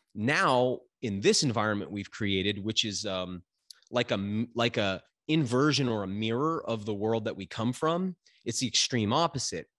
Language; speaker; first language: English; native; English